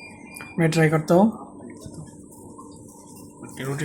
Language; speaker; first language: Hindi; non-native, learner; Bangla